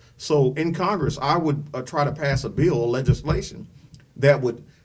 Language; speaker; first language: English; native; English